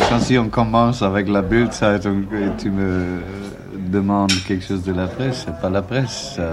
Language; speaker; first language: French; non-native, fluent; German